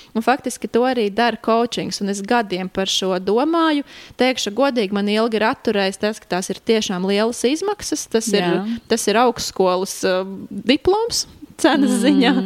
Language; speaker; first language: Latvian; native; Latvian